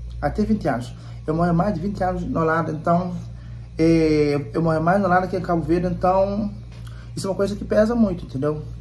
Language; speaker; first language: Portuguese; non-native, local second language; Kabuverdianu